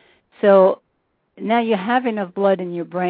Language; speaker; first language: English; non-native, fluent; French